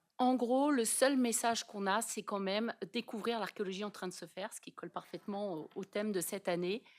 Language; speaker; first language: French; native; French